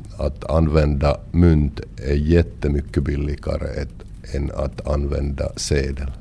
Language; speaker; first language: Swedish; non-native, local second language; Finnish